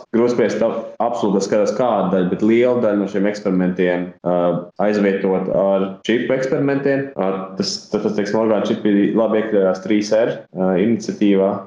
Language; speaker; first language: Latvian; native; Latvian